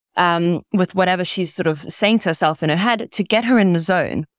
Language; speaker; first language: English; early bilingual, other home language; Italian